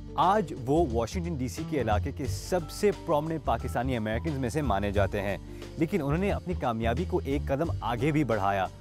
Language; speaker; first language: Urdu; native; Urdu